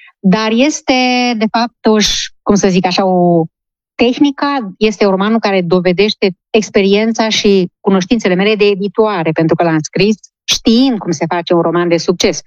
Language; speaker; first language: Romanian; native; Romanian